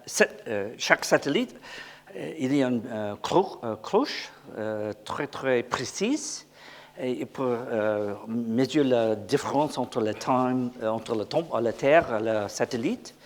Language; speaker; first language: French; non-native, learner; English